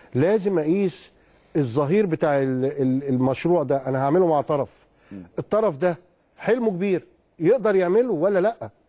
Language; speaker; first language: Arabic; native; Arabic